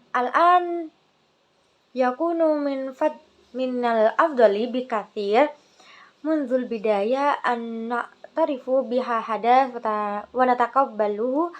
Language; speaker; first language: Arabic; non-native, learner; Indonesian